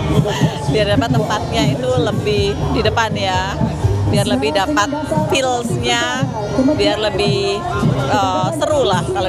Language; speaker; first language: Indonesian; native; Indonesian